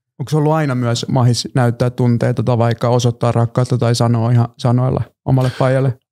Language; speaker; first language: Finnish; early bilingual, other home language; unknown